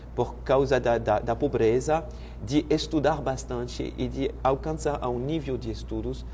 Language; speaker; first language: Portuguese; non-native, fluent; French